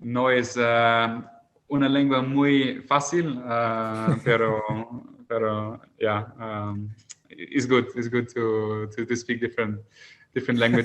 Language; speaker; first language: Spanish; non-native, learner; German